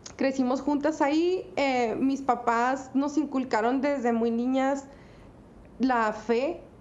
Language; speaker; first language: Spanish; native; Spanish